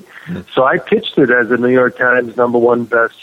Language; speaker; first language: English; native; English